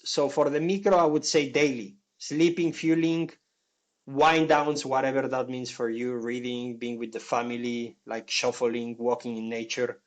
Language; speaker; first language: English; non-native, fluent; Spanish